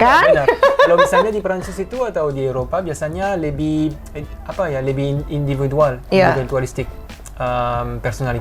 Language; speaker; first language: Indonesian; non-native, fluent; French